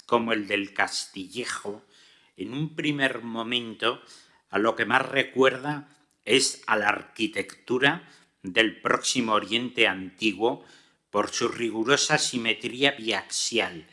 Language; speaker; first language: Spanish; native; Spanish